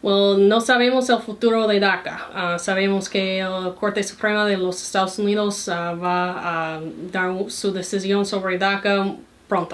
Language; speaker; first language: Spanish; non-native, fluent; English